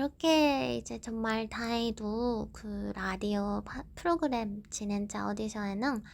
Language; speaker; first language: Korean; non-native, fluent; Japanese